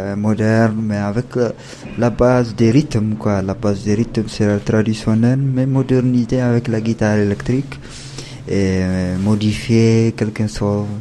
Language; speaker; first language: French; non-native, local second language; Tamasheq